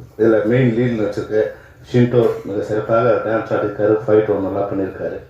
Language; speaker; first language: Tamil; native; Tamil